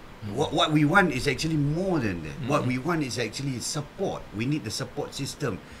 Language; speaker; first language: English; non-native, local second language; Malay